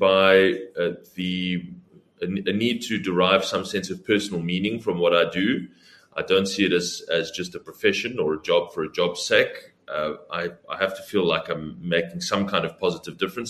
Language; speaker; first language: English; native; English